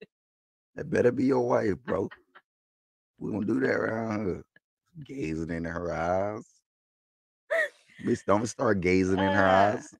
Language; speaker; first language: English; native; English